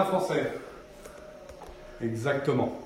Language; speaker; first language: French; native; French